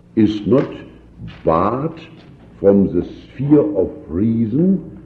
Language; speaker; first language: English; non-native, fluent; German